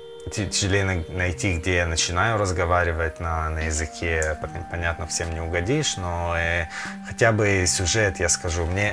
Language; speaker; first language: Russian; early bilingual, heritage; Russian